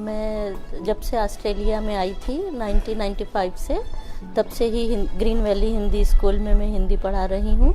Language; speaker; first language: Hindi; native; Hindi